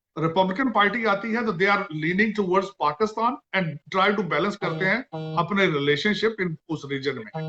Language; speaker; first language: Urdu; non-native, local second language; Punjabi